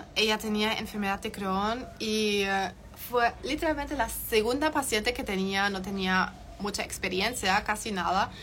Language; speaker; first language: Spanish; non-native, fluent; German